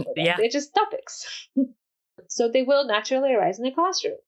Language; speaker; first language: English; non-native, fluent; Polish